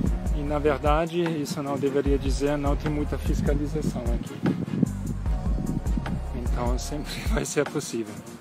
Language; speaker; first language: Portuguese; non-native, fluent; German